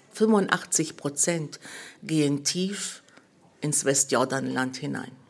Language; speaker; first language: German; early bilingual, other home language; Arabic